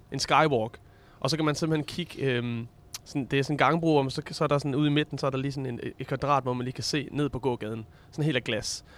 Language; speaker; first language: Danish; native; Danish